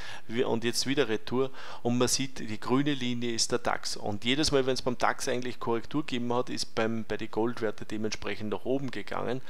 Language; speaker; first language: German; native; German